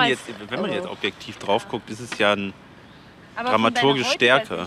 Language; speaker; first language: German; native; German